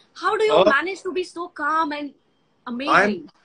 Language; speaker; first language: Hindi; non-native, local second language; Gujarati